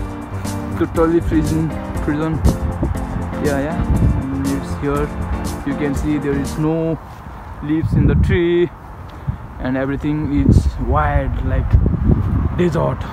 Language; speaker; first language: English; non-native, learner; Nepali